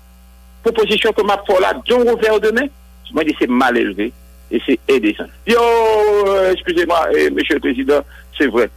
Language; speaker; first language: French; non-native, local second language; Haitian Creole